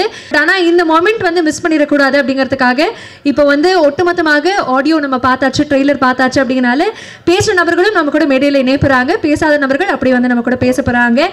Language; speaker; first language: Tamil; native; Tamil